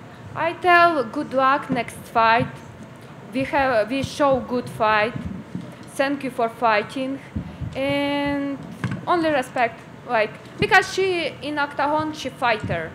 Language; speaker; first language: English; non-native, learner; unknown